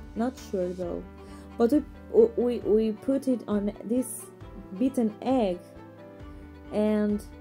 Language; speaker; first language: English; non-native, fluent; Portuguese